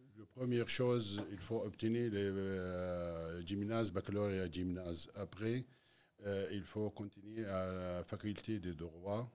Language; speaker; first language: French; non-native, learner; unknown